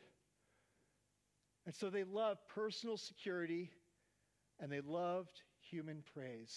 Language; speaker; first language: English; native; English